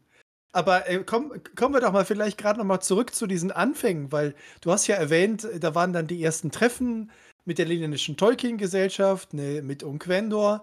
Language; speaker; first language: German; native; German